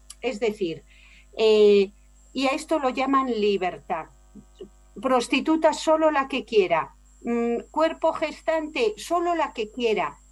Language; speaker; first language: Spanish; native; Spanish